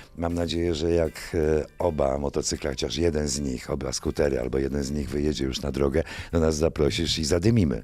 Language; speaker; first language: Polish; native; Polish